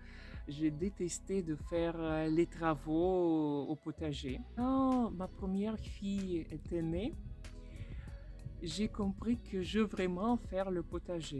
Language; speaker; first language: French; non-native, fluent; Russian